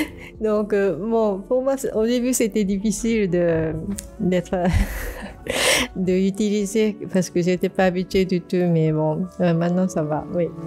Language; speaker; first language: French; non-native, fluent; Japanese